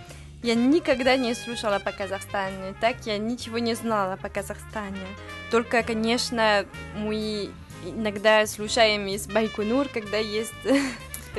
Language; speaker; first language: Russian; non-native, learner; French